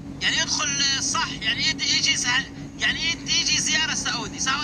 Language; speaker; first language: Arabic; native; Arabic